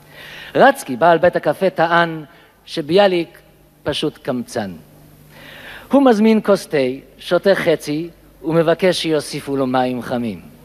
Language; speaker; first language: Hebrew; native; Hebrew